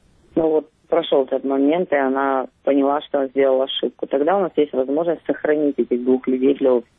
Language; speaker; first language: Russian; native; Russian